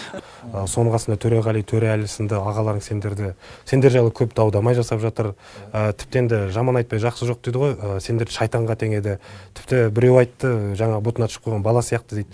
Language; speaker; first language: Kazakh; native; Kazakh